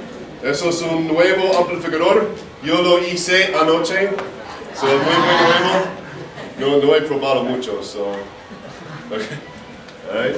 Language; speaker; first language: Spanish; non-native, learner; English